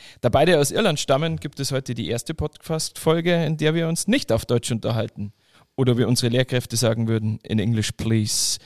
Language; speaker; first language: German; native; German